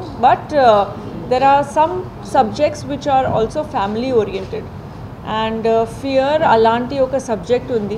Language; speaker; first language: Telugu; non-native, fluent; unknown